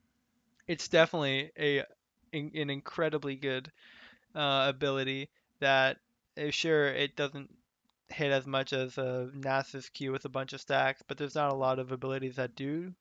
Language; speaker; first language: English; native; English